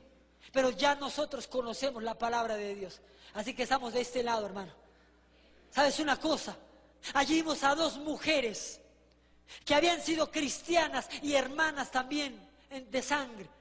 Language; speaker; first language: Spanish; native; Spanish